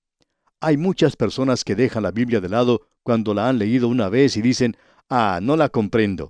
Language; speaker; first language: Spanish; native; Spanish